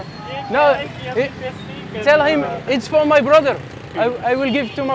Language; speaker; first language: English; non-native, learner; French